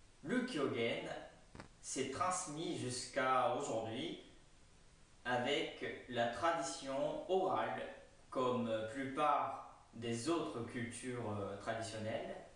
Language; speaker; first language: French; non-native, fluent; Japanese